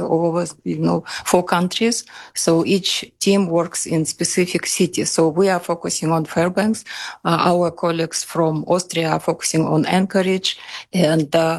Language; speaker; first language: English; non-native, fluent; Russian